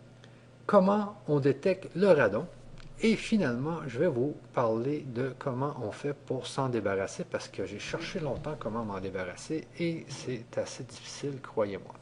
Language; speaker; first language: French; native; French